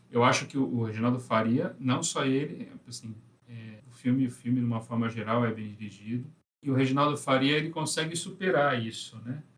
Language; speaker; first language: Portuguese; native; Portuguese